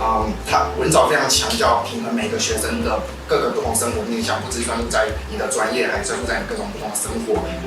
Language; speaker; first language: Chinese; native; Chinese